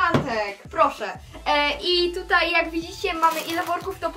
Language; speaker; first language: Polish; native; Polish